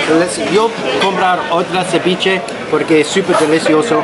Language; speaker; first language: Spanish; non-native, learner; English